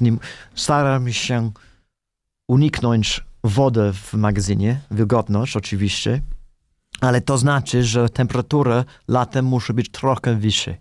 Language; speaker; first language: Polish; non-native, fluent; English